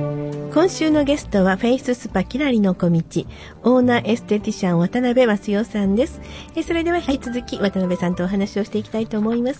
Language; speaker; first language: Japanese; native; Japanese